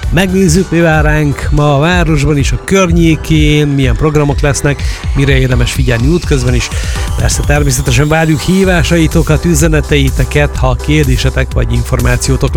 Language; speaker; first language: Hungarian; native; Hungarian